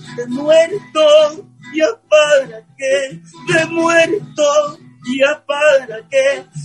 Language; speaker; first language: Spanish; native; Spanish